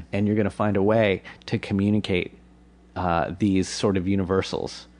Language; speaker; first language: English; native; English